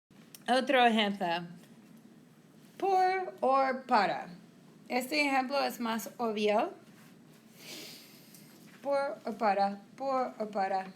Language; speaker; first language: Spanish; non-native, fluent; English